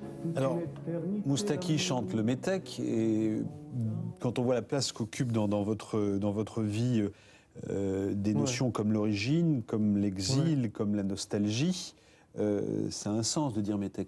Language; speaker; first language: French; native; French